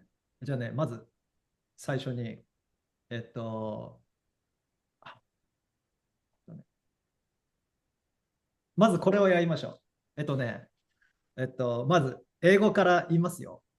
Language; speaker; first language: Japanese; non-native, fluent; English